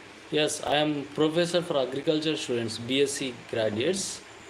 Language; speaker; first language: English; non-native, local second language; Telugu